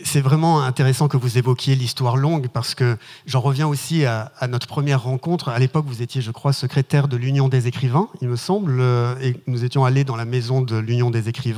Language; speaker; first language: French; native; French